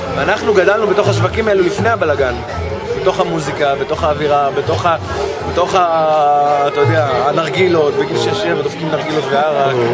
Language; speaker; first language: Hebrew; native; Hebrew